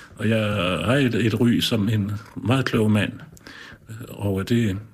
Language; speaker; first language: Danish; native; Danish